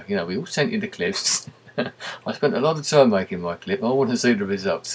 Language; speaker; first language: English; native; English